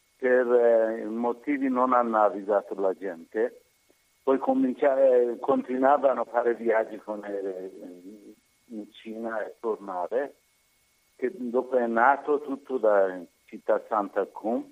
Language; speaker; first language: Italian; non-native, learner; Persian